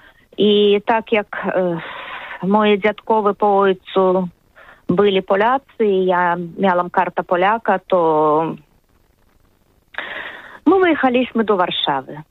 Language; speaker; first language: Polish; non-native, learner; Russian